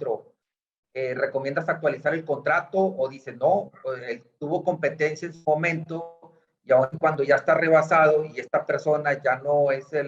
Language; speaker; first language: Spanish; native; Spanish